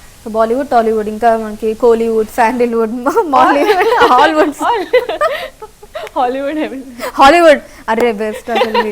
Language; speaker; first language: Telugu; native; Telugu